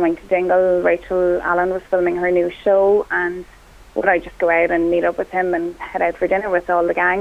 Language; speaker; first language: English; non-native, local second language; Irish